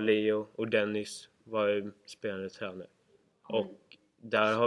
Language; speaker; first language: Swedish; native; Swedish